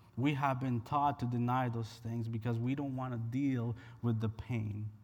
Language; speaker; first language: English; non-native, fluent; Spanish